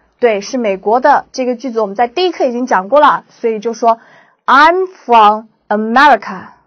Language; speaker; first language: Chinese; native; Chinese